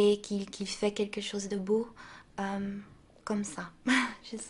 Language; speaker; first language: French; non-native, local second language; Dutch